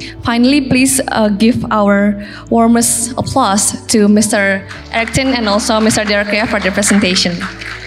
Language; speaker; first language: English; non-native, fluent; Indonesian